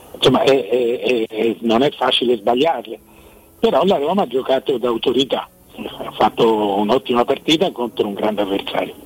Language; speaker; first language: Italian; native; Italian